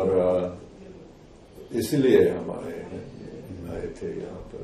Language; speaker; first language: Hindi; non-native, fluent; English